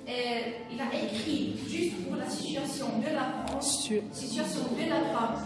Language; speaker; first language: French; non-native, learner; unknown